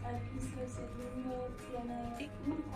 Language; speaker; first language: Spanish; non-native, learner; English